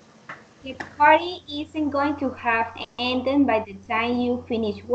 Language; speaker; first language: English; non-native, learner; Spanish